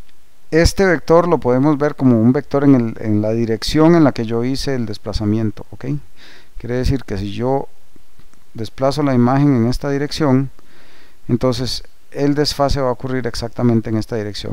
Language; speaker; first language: Spanish; native; Spanish